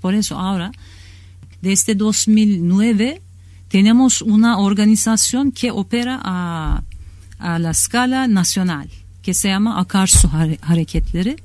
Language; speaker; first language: Spanish; non-native, learner; Kurdish